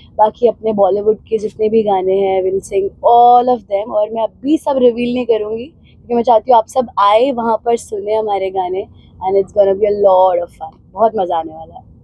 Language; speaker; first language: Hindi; non-native, local second language; Punjabi